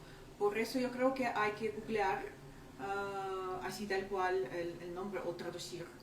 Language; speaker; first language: Spanish; non-native, fluent; Ukrainian